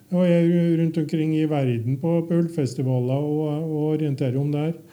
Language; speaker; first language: Norwegian; native; Norwegian